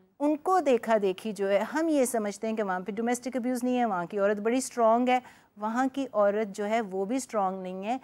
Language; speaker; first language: Urdu; non-native, local second language; Punjabi